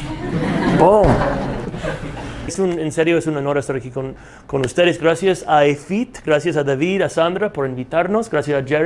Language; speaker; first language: Spanish; non-native, fluent; English